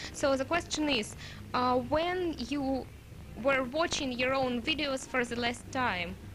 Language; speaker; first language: English; non-native, fluent; Russian